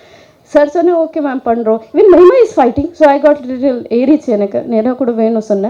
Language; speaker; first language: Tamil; non-native, learner; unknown